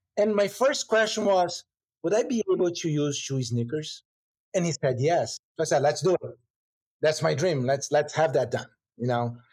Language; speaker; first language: English; non-native, fluent; Portuguese